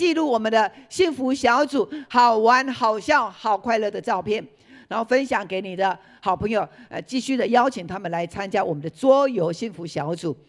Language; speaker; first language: Chinese; native; Chinese